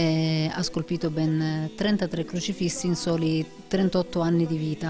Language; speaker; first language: Italian; native; Italian